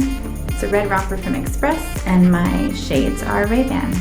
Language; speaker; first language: English; native; English